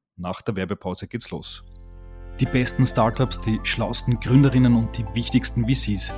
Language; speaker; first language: German; native; German